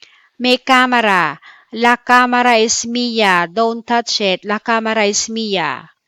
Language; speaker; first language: Spanish; non-native, fluent; Filipino